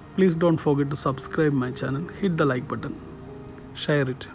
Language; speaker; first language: English; non-native, local second language; Malayalam